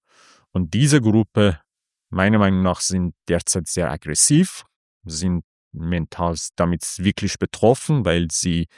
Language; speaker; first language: German; non-native, fluent; Persian